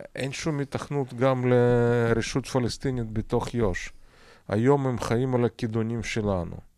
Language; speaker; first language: Hebrew; non-native, fluent; Russian